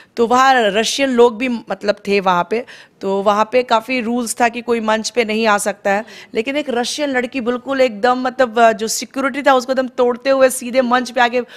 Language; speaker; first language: Hindi; native; Hindi